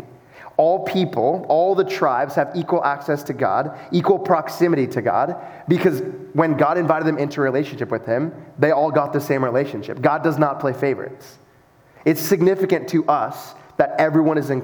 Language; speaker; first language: English; native; English